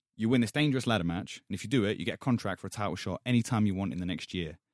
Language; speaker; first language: English; native; English